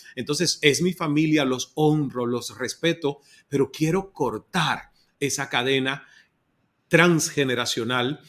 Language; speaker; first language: Spanish; native; Spanish